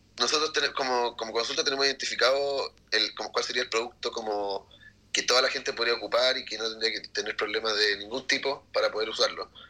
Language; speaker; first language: Spanish; native; Spanish